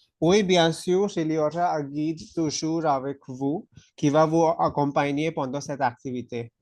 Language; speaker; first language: French; non-native, fluent; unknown